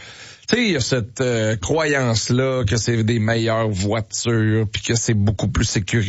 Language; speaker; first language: French; native; French